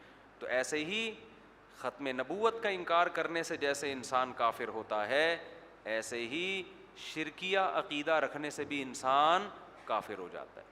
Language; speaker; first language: Urdu; native; Urdu